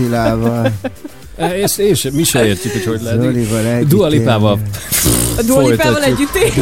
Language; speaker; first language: Hungarian; native; Hungarian